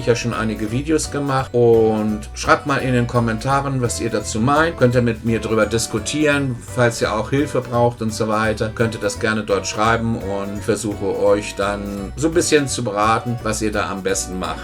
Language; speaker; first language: German; native; German